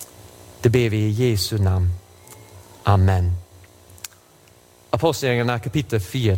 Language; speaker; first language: Swedish; non-native, fluent; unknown